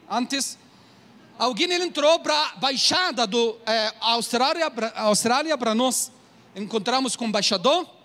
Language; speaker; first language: Portuguese; non-native, learner; Arabic